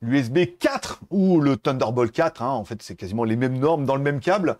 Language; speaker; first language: French; native; French